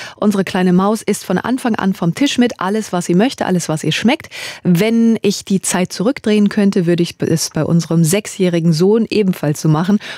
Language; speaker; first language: German; native; German